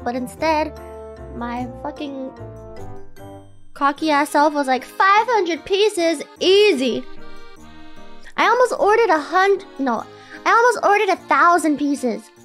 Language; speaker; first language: English; native; English